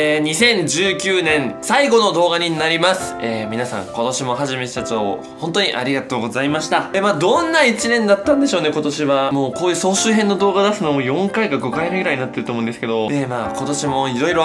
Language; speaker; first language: Japanese; native; Japanese